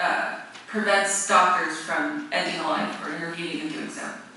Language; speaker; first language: English; native; English